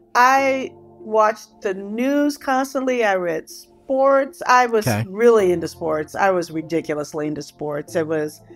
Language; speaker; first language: English; native; English